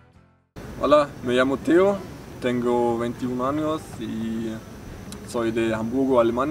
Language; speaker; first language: Spanish; non-native, fluent; German